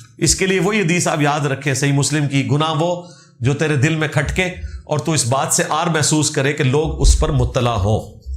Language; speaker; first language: Urdu; non-native, local second language; Punjabi